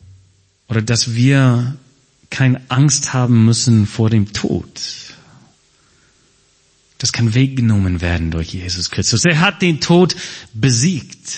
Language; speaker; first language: German; non-native, fluent; English